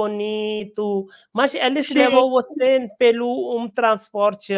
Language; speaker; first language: Portuguese; non-native, learner; Hindi